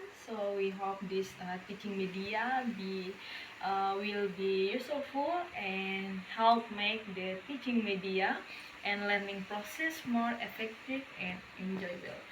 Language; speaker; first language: English; non-native, learner; Indonesian